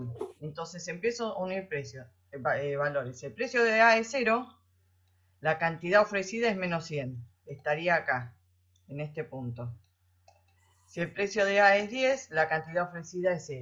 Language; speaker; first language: Spanish; native; Spanish